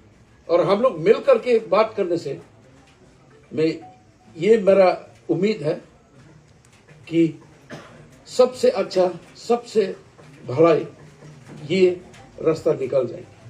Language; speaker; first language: Hindi; non-native, local second language; Khasi